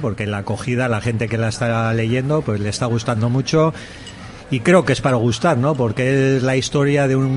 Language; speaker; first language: Spanish; native; Spanish